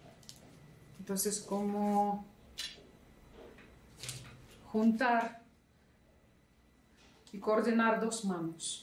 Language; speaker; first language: Spanish; non-native, fluent; Russian